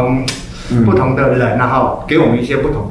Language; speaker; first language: Chinese; native; Chinese